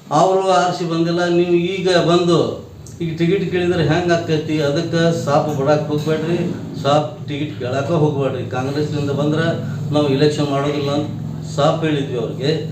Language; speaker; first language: Kannada; non-native, local second language; Urdu